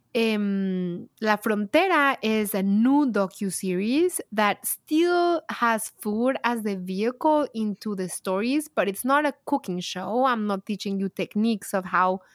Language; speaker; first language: English; non-native, fluent; Spanish